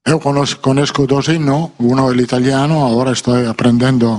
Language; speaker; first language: Portuguese; non-native, fluent; Italian